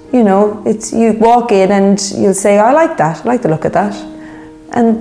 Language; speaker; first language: English; native; English